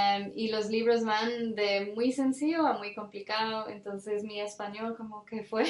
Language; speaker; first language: Spanish; non-native, fluent; English